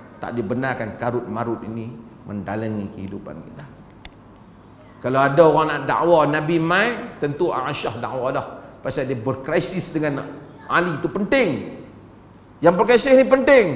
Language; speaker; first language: Malay; native; Malay